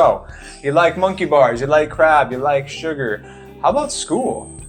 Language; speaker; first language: English; native; English